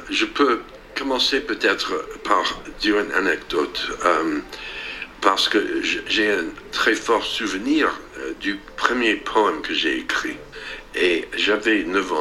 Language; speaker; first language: French; non-native, fluent; English